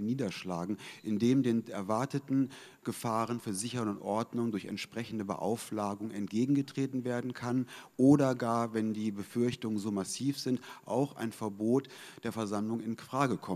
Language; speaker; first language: German; native; German